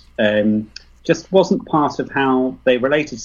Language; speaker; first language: English; native; English